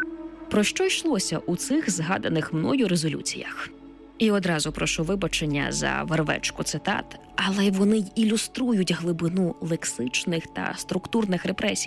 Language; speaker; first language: Ukrainian; native; Ukrainian